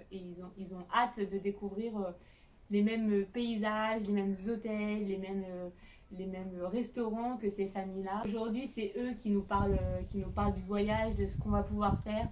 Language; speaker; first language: French; native; French